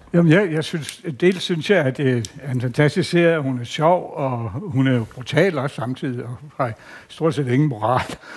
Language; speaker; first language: Danish; native; Danish